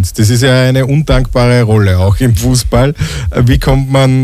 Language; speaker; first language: German; native; German